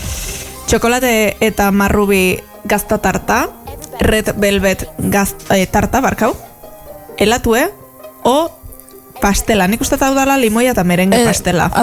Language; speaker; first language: Basque; native; Basque